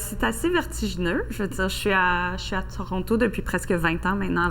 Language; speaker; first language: French; native; French